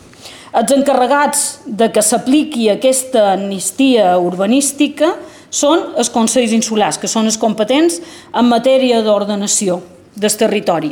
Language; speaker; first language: Catalan; native; Catalan